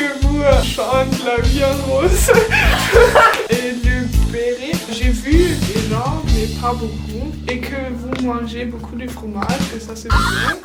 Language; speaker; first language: French; non-native, learner; German